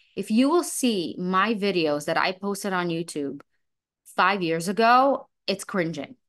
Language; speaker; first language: English; non-native, fluent; Russian